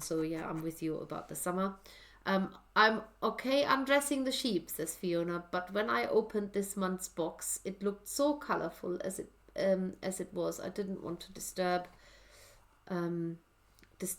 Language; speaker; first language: English; native; English